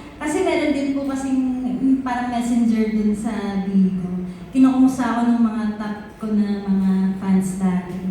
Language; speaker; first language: Filipino; native; Filipino